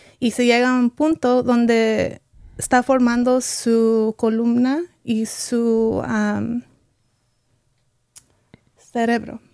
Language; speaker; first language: Spanish; early bilingual, heritage; Spanish